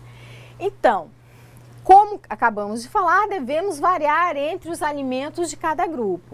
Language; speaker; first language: Portuguese; native; Portuguese